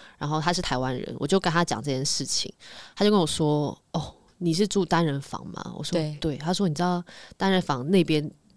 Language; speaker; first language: Chinese; native; Chinese